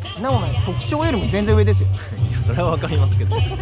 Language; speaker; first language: Japanese; native; Japanese